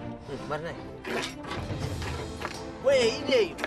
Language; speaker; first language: Indonesian; native; Indonesian